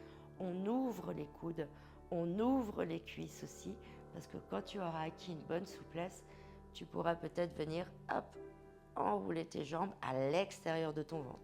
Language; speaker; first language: French; native; French